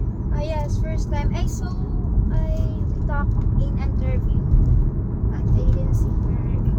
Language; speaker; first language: English; non-native, local second language; Waray